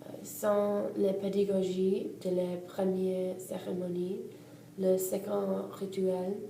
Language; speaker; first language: French; non-native, learner; English